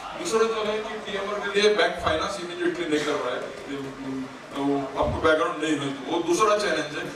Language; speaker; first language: Hindi; non-native, local second language; Marathi